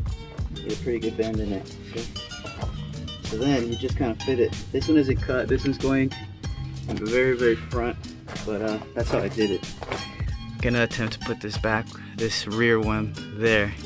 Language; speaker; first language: English; native; English